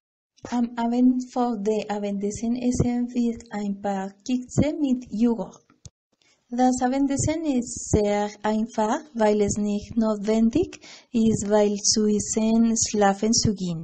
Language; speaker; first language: German; non-native, learner; Spanish